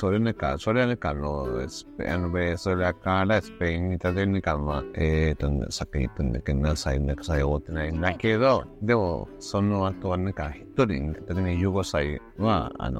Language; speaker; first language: Japanese; non-native, learner; Spanish